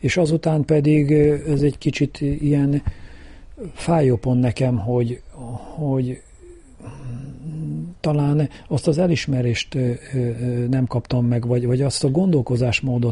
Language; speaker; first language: Hungarian; native; Hungarian